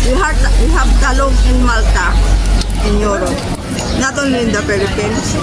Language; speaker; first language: English; non-native, local second language; Filipino